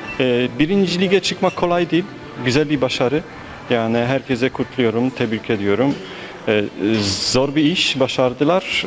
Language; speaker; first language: Turkish; non-native, fluent; Polish